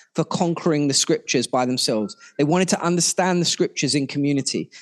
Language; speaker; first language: English; native; English